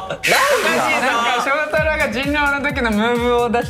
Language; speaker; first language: Japanese; native; Japanese